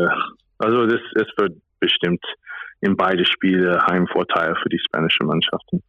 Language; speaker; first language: German; non-native, fluent; English